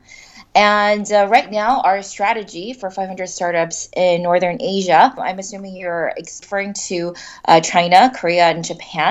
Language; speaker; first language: English; native; English